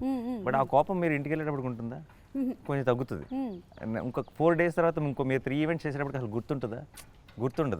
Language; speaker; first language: Telugu; native; Telugu